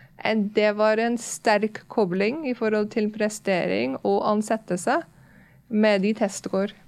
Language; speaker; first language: Norwegian; non-native, fluent; English